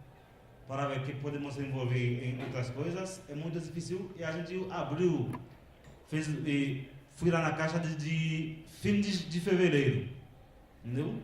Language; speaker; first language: Portuguese; non-native, local second language; Haitian Creole